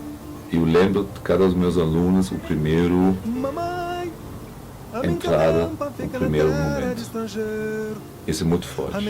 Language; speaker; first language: Portuguese; non-native, learner; German